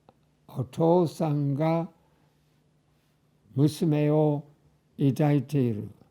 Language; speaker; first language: Japanese; non-native, fluent; English